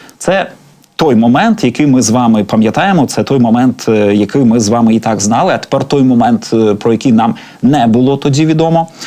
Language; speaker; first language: Ukrainian; native; Ukrainian